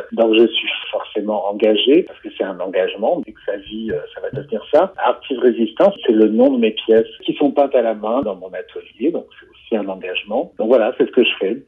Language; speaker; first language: French; native; French